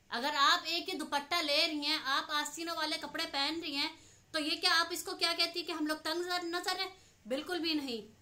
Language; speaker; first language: Urdu; native; Urdu